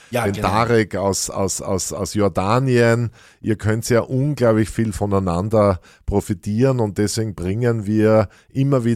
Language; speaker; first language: German; native; German